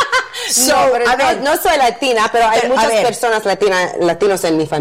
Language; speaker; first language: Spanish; non-native, learner; English